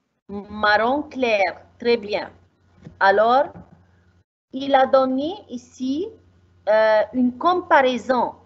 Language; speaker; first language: French; non-native, fluent; Arabic